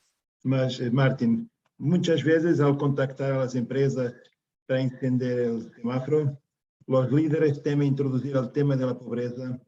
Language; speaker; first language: Spanish; non-native, fluent; Portuguese